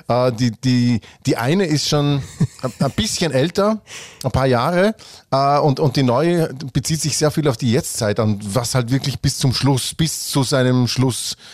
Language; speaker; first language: German; native; German